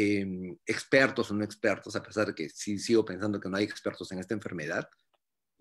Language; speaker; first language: Spanish; native; Spanish